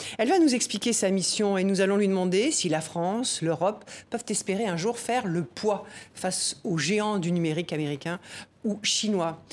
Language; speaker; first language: French; native; French